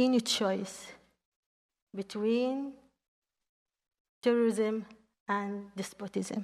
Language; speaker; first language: English; non-native, fluent; Arabic